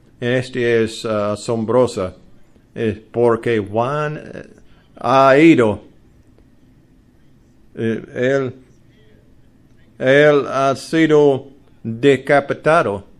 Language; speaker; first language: Spanish; non-native, learner; English